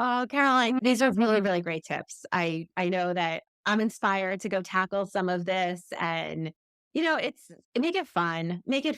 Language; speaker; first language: English; native; English